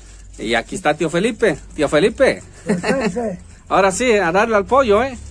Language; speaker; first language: Spanish; native; Spanish